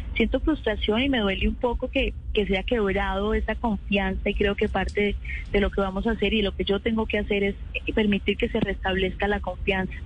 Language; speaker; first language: Spanish; native; Spanish